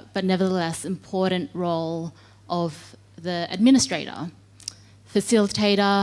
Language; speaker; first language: English; native; English